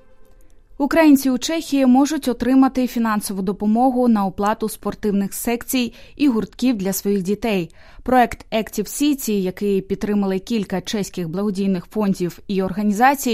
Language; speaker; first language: Ukrainian; native; Ukrainian